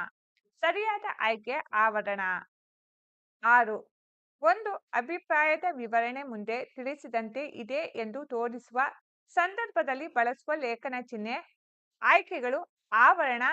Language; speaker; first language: Kannada; native; Kannada